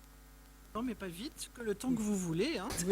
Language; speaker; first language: French; native; French